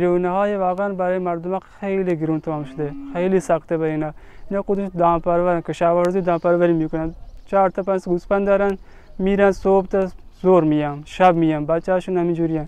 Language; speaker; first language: Persian; non-native, local second language; Baluchi